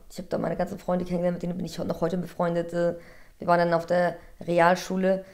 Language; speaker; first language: German; early bilingual, other home language; Polish